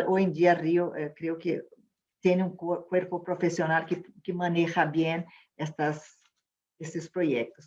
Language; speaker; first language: Spanish; non-native, fluent; Portuguese